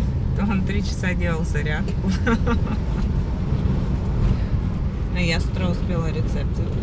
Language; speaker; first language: Russian; native; Russian